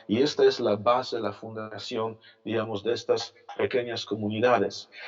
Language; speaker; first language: Spanish; non-native, fluent; Polish